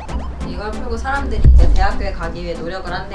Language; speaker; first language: Korean; native; Korean